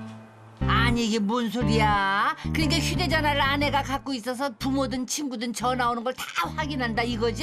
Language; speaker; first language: Korean; native; Korean